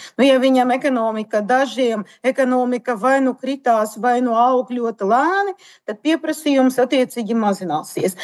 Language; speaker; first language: Latvian; non-native, local second language; Russian